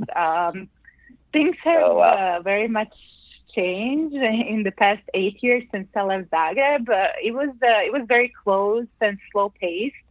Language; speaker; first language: English; non-native, fluent; Croatian